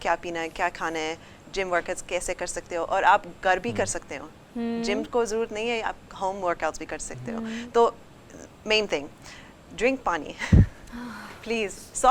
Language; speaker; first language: Hindi; early bilingual, heritage; English